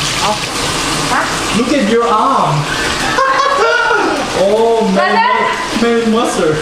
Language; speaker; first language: English; non-native, learner; Korean